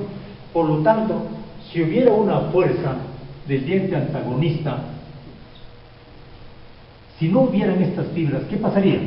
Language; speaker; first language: Spanish; native; Spanish